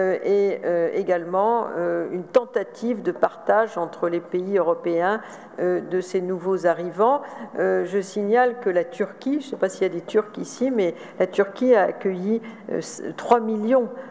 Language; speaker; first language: French; native; French